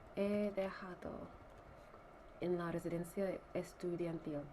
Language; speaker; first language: Spanish; non-native, learner; English